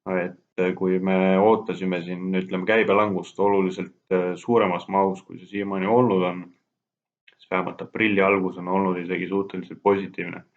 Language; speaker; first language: Estonian; native; Estonian